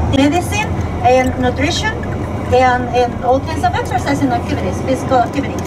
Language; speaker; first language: English; non-native, fluent; Spanish